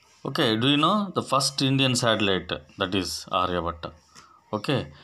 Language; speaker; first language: English; non-native, local second language; Telugu